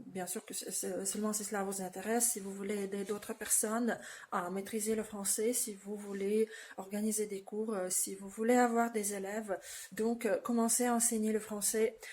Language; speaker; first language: French; non-native, fluent; Russian